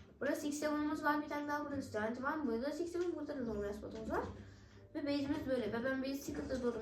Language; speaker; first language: Turkish; native; Turkish